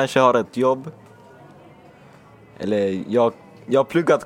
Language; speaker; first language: Swedish; early bilingual, other home language; Finnish